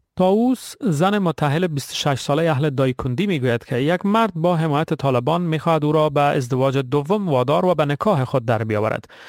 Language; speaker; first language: Persian; native; Persian